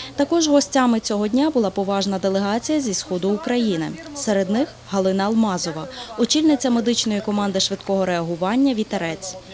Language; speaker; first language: Ukrainian; native; Ukrainian